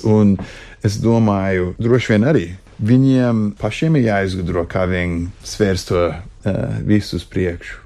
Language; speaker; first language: Latvian; early bilingual, heritage; Latvian